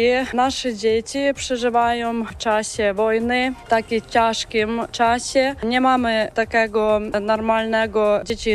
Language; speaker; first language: Polish; non-native, learner; Ukrainian